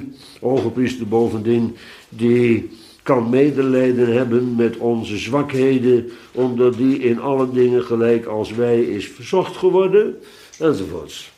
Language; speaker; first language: Dutch; native; Dutch